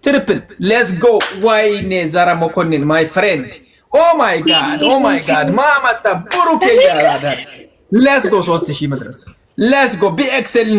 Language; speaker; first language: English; non-native, learner; Amharic